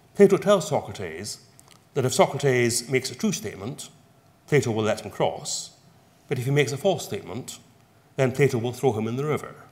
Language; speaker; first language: English; native; English